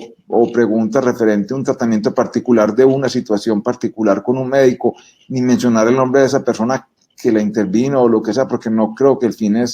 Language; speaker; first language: Spanish; native; Spanish